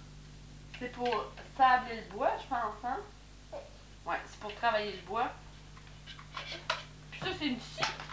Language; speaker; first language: French; native; French